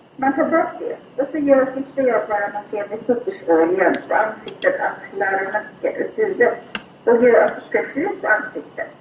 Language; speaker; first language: Swedish; non-native, fluent; Thai